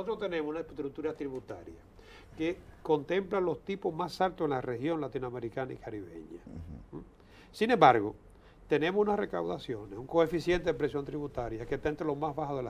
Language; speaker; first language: Spanish; native; Spanish